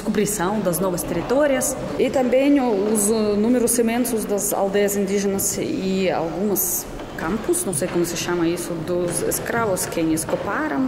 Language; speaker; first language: Portuguese; non-native, fluent; Russian